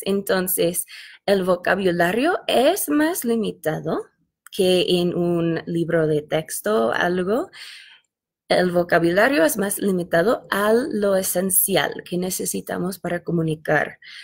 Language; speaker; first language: Spanish; non-native, fluent; English